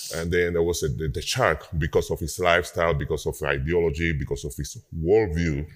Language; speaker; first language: English; non-native, fluent; Spanish